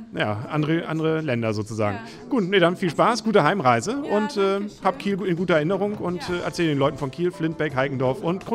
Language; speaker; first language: German; native; German